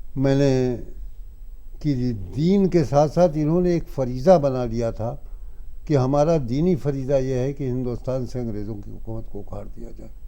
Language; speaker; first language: Urdu; native; Urdu